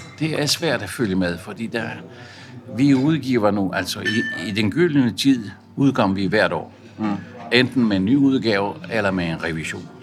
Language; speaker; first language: Danish; non-native, fluent; Italian